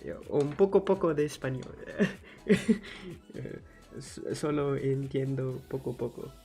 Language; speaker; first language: Spanish; non-native, learner; English